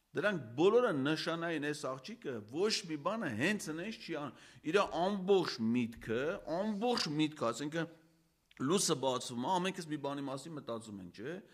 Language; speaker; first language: Armenian; native; Armenian